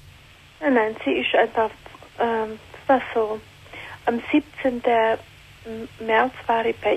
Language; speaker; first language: German; non-native, learner; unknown